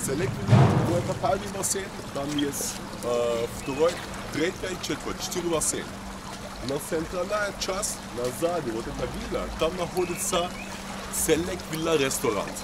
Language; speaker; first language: Russian; non-native, learner; Turkish